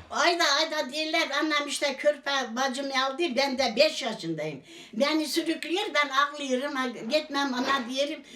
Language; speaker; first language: Turkish; native; Turkish